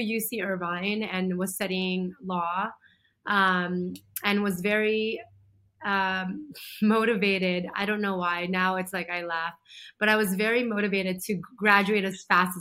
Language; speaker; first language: English; native; English